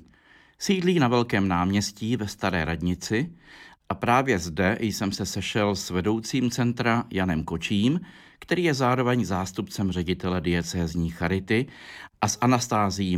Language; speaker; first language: Czech; native; Czech